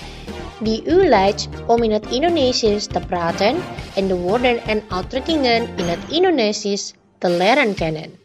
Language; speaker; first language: Dutch; non-native, fluent; Indonesian